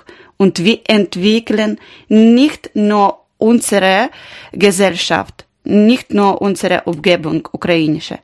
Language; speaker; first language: German; non-native, learner; Ukrainian